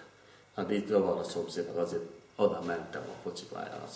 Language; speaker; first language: Hungarian; non-native, learner; Vietnamese